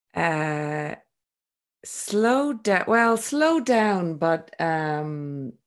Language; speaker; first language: English; native; English